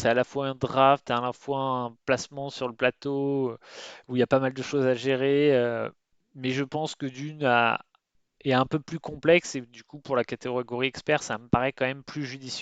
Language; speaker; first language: French; native; French